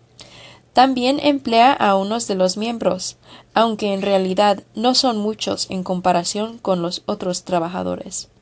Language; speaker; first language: Spanish; non-native, fluent; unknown